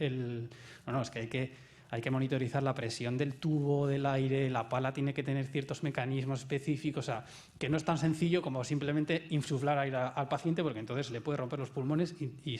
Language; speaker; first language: Spanish; native; Spanish